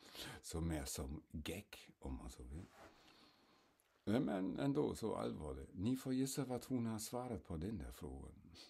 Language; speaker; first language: Swedish; non-native, fluent; German